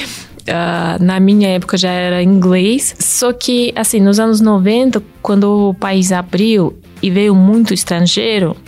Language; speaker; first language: Portuguese; non-native, fluent; Russian